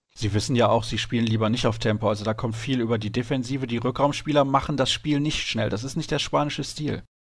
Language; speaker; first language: German; native; German